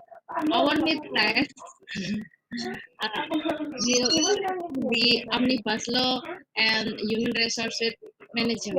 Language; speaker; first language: English; non-native, fluent; Indonesian